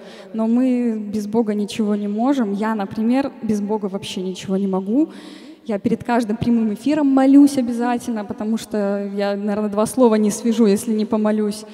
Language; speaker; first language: Russian; native; Russian